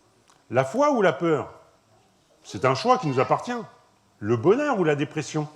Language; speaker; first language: French; native; French